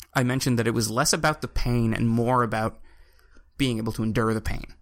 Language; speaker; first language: English; native; English